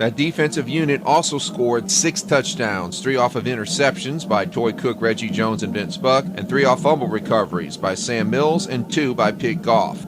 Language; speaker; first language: English; native; English